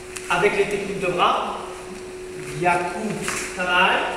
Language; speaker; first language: French; native; French